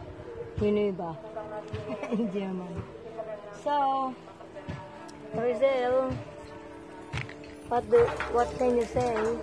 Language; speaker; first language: English; non-native, local second language; Filipino